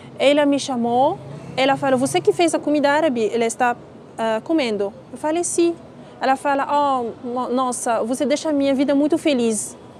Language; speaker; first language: Portuguese; non-native, learner; Arabic